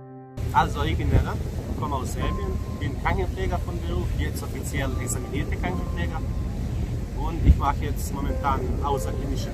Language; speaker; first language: German; non-native, fluent; Serbian